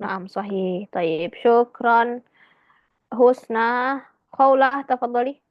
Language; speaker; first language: Arabic; non-native, fluent; Indonesian